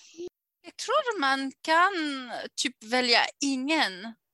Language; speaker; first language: Swedish; non-native, fluent; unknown